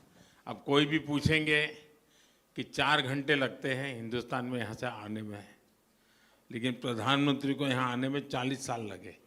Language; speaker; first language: Hindi; non-native, local second language; Gujarati